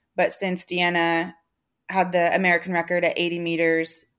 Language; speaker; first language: English; native; English